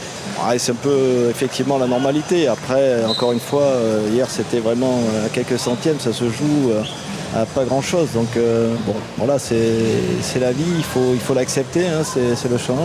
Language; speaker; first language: French; native; French